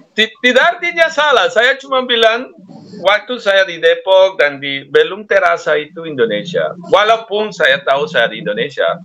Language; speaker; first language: Indonesian; non-native, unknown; Spanish